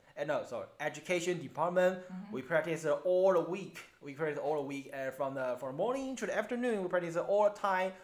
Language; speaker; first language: English; non-native, learner; Chinese